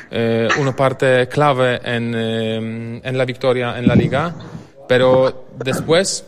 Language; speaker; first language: Spanish; non-native, fluent; Polish